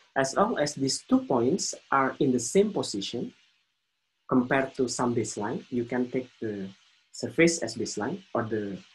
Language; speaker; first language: English; non-native, fluent; Indonesian